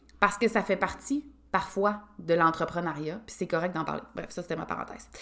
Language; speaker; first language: French; native; French